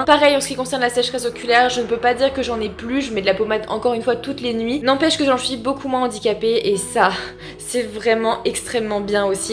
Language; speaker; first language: French; native; French